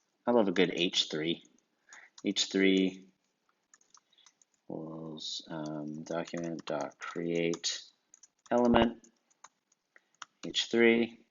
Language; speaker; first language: English; native; English